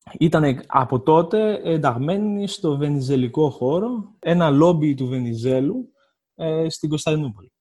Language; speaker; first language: Greek; native; Greek